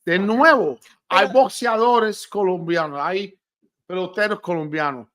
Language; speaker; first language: Spanish; early bilingual, heritage; Spanish